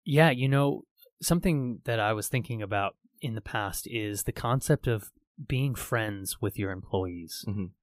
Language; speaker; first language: English; native; English